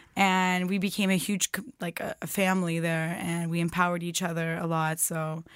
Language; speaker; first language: English; non-native, fluent; Turkish